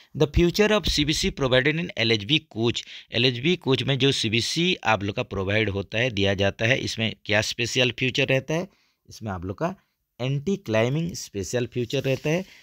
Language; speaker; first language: Hindi; native; Hindi